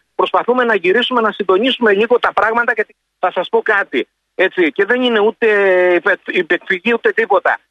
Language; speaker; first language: Greek; native; Greek